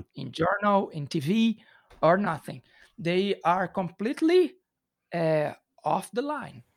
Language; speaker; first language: English; non-native, learner; Portuguese